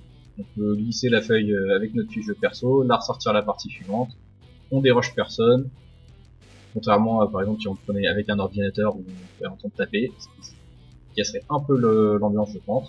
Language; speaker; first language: French; native; French